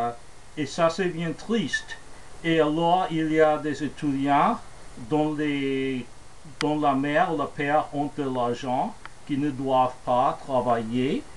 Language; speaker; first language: French; non-native, fluent; English